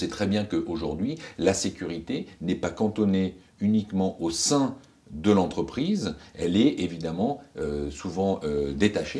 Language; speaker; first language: French; native; French